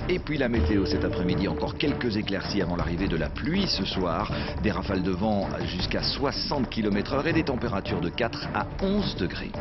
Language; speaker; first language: French; native; French